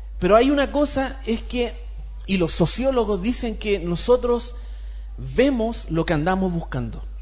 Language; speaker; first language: Spanish; native; Spanish